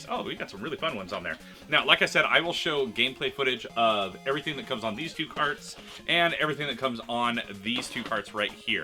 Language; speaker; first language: English; native; English